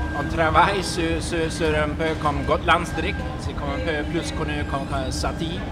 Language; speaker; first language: French; non-native, learner; Swedish